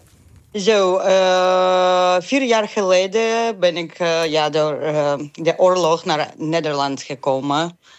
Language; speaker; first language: Dutch; non-native, learner; Ukrainian